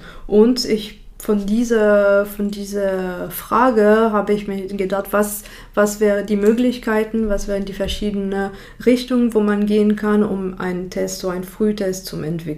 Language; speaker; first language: German; non-native, fluent; French